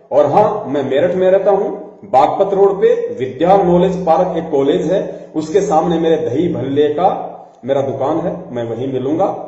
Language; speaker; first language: Hindi; native; Hindi